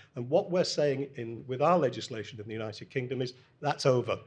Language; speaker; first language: English; native; English